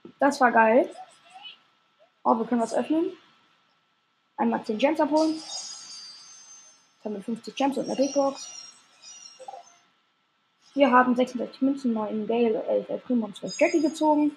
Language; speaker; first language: German; native; German